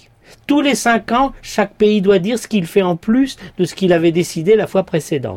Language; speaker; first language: French; native; French